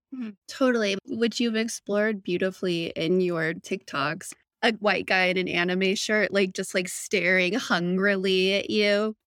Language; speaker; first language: English; native; English